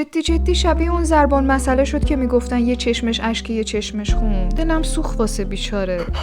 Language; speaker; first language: Persian; native; Persian